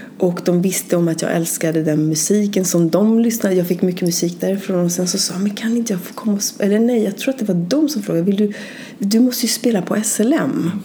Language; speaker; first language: Swedish; early bilingual, other home language; Spanish